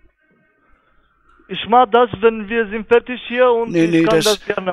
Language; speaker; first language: German; non-native, learner; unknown